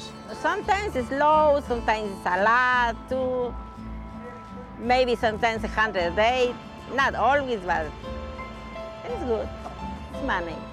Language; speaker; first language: English; non-native, learner; Spanish